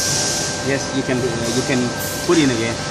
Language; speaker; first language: English; non-native, learner; Vietnamese